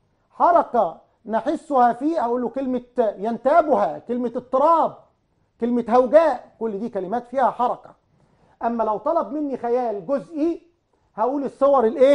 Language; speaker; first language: Arabic; native; Arabic